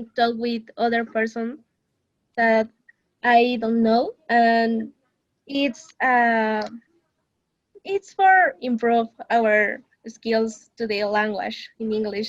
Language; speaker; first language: English; non-native, learner; Spanish